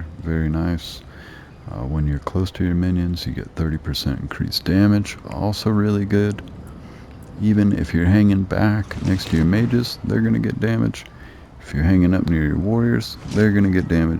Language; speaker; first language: English; native; English